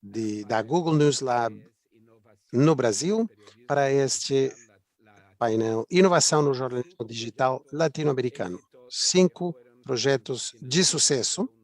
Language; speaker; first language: Portuguese; non-native, fluent; Spanish